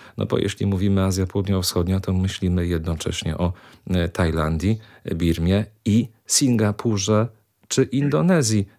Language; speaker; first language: Polish; native; Polish